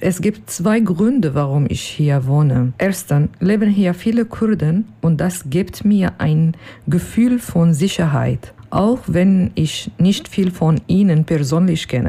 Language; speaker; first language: German; non-native, learner; Kurdish